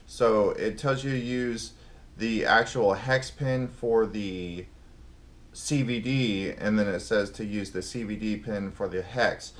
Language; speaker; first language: English; native; English